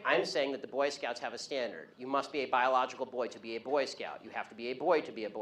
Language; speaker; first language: English; native; English